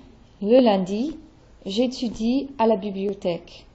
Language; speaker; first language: French; non-native, fluent; English